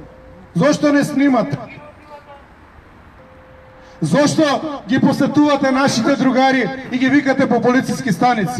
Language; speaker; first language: Macedonian; native; Macedonian